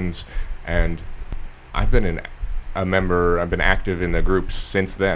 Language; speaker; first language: English; native; English